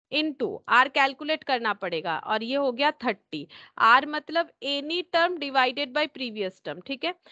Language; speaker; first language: Hindi; native; Hindi